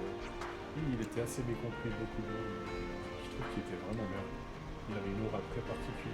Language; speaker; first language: French; native; French